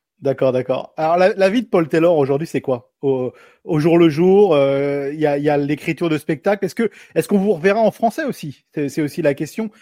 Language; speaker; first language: French; native; French